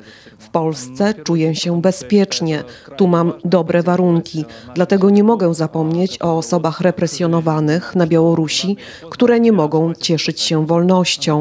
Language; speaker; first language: Polish; non-native, fluent; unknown